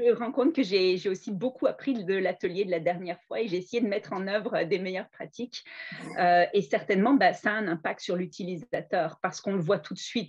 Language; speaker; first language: French; native; French